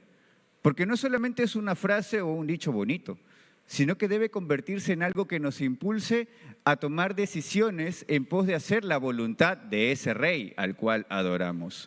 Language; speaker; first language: Spanish; native; Spanish